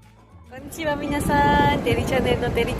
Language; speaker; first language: Japanese; non-native, fluent; Georgian